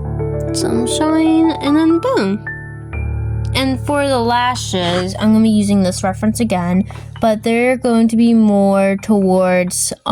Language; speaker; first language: English; native; English